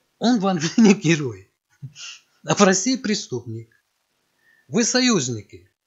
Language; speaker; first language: Russian; non-native, local second language; Azerbaijani